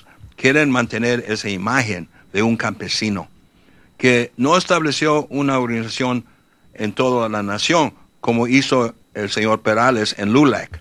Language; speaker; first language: Spanish; early bilingual, heritage; Spanish